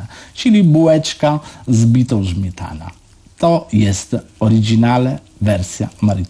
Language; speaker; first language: Polish; non-native, learner; Italian